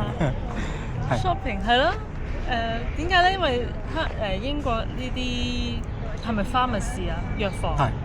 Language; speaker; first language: Cantonese; native; Cantonese